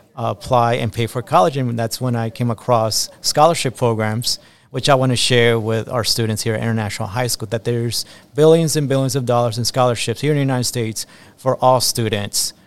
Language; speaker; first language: English; early bilingual, other home language; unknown